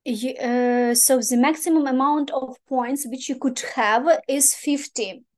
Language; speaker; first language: English; non-native, fluent; Ukrainian